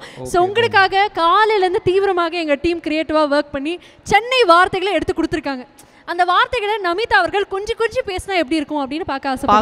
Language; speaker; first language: Tamil; native; Tamil